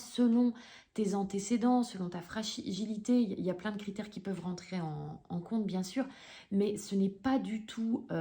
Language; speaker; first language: French; native; French